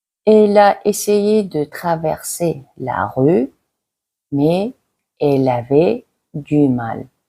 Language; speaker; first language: French; non-native, fluent; Mongolian